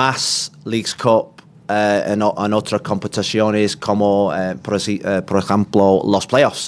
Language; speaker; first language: Spanish; non-native, learner; English